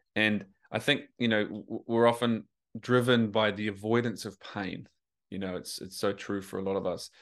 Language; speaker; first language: English; native; English